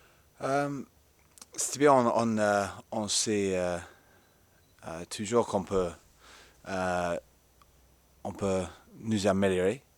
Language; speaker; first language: French; non-native, fluent; English